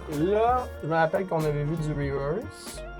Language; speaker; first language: French; native; French